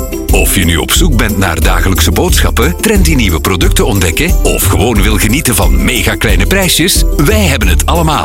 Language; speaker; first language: Dutch; native; Dutch